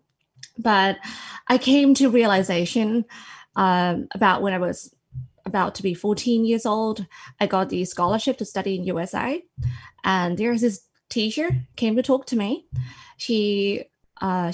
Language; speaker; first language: English; non-native, fluent; Thai